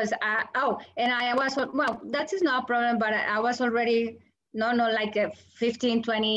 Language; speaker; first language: English; non-native, learner; Spanish